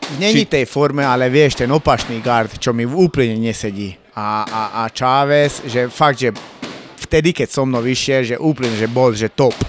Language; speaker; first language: Slovak; non-native, local second language; Hungarian